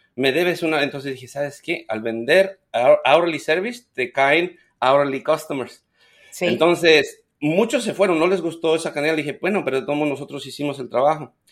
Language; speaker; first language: Spanish; native; Spanish